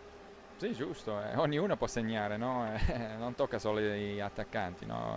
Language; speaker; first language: Italian; non-native, local second language; German